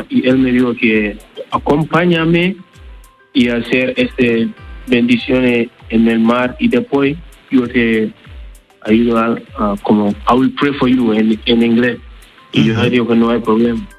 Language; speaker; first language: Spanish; non-native, learner; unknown